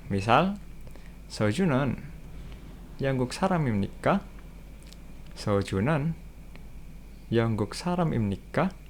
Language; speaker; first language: Korean; non-native, fluent; Indonesian